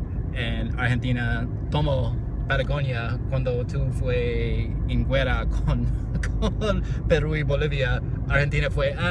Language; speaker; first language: Spanish; non-native, learner; English